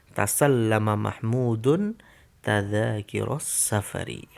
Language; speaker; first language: Arabic; non-native, fluent; Indonesian